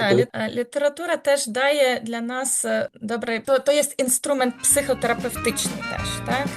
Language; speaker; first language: Polish; non-native, learner; Ukrainian